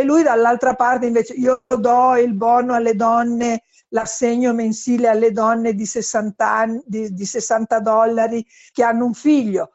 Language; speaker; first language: Italian; non-native, fluent; Spanish